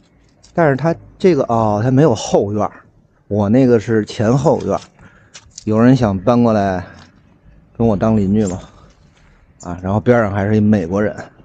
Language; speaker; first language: Chinese; native; Chinese